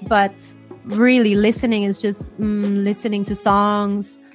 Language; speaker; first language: English; native; English